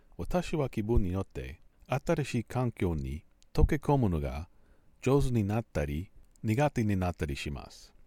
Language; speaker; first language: Japanese; non-native, learner; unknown